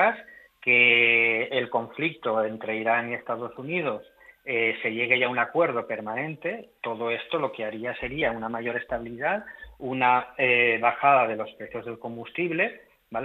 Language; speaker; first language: Spanish; native; Spanish